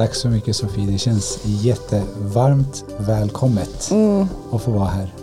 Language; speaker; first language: Swedish; early bilingual, other home language; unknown